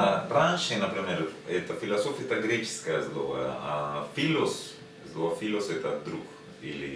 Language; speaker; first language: Russian; non-native, learner; Spanish